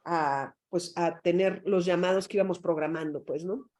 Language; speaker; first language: Spanish; native; Spanish